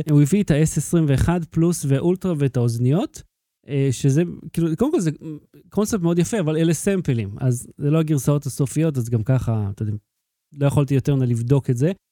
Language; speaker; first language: Hebrew; native; Hebrew